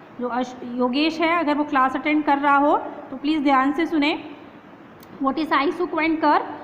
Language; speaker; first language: Hindi; native; Hindi